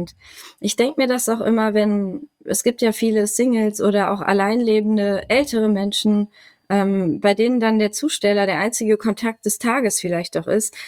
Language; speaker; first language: German; native; German